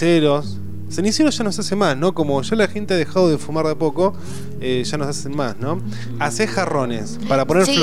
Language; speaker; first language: Spanish; native; Spanish